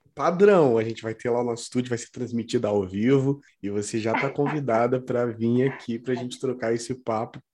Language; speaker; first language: Portuguese; native; Portuguese